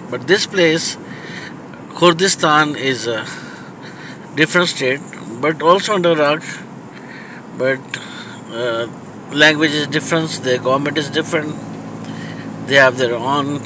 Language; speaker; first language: English; non-native, fluent; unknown